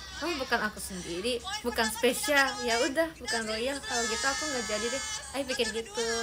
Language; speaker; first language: Indonesian; non-native, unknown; Japanese